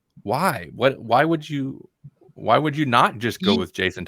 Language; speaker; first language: English; native; English